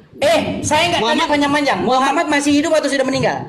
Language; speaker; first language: Indonesian; native; Indonesian